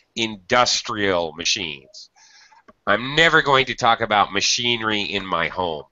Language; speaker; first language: English; native; English